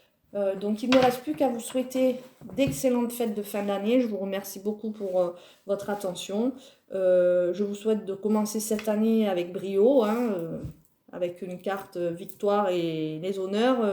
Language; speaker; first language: French; native; French